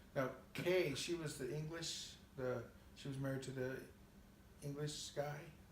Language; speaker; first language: English; native; English